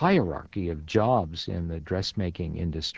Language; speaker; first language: English; early bilingual, other home language; Yiddish